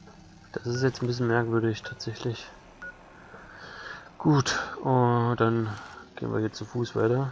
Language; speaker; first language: German; native; German